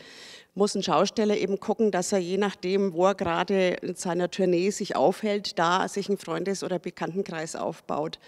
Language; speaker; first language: German; native; German